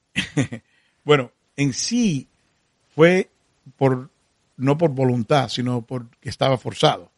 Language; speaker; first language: Spanish; early bilingual, heritage; Spanish